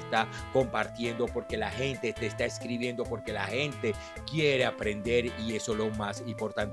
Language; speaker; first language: Spanish; native; Spanish